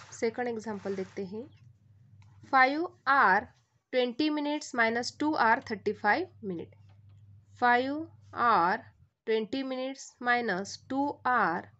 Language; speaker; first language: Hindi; non-native, local second language; Marathi